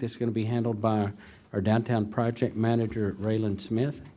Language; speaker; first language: English; native; English